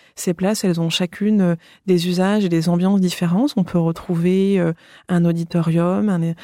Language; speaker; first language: French; native; French